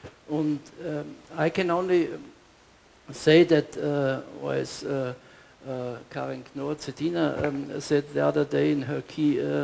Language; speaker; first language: English; non-native, fluent; German